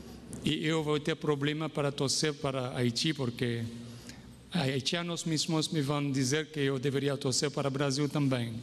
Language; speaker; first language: Portuguese; non-native, fluent; Haitian Creole